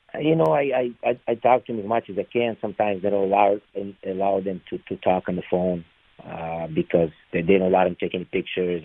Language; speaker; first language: English; non-native, fluent; Ukrainian